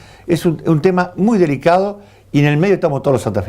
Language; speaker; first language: Spanish; native; Spanish